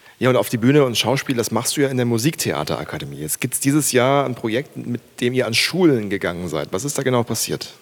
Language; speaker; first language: German; native; German